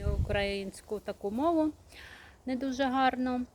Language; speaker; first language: Ukrainian; non-native, local second language; Russian